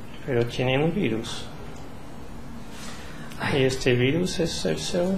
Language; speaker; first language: Spanish; non-native, learner; French